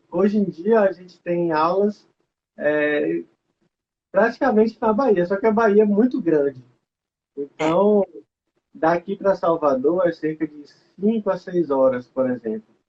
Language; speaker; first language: Portuguese; native; Portuguese